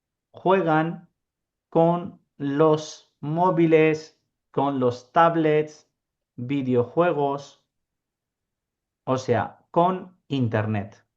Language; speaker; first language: Spanish; non-native, fluent; Urdu